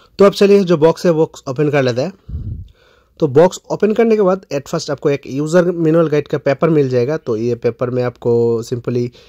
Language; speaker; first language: Hindi; non-native, local second language; Bangla